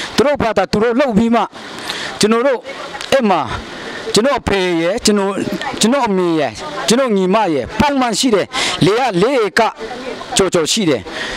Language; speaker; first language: Burmese; non-native, local second language; Hakha Chin